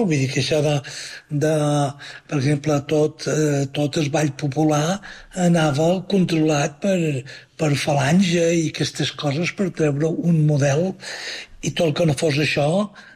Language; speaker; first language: Catalan; native; Catalan